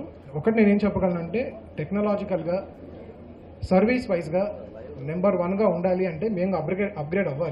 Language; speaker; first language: Telugu; native; Telugu